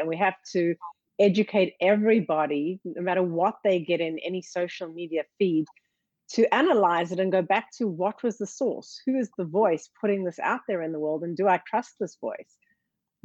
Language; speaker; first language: English; native; English